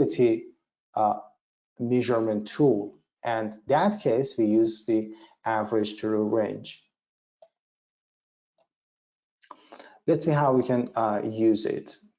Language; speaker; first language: English; non-native, fluent; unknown